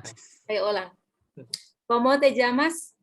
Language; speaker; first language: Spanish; non-native, learner; Indonesian